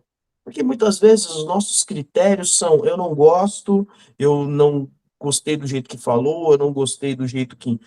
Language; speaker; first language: Portuguese; native; Portuguese